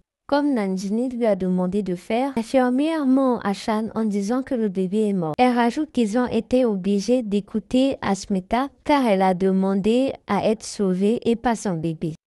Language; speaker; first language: French; native; French